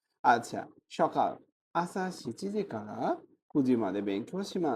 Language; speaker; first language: Japanese; non-native, fluent; Bangla